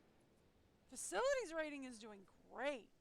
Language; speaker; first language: English; native; English